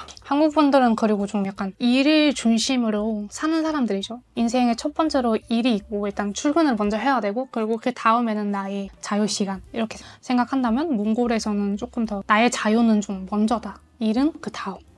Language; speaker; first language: Korean; non-native, fluent; Mongolian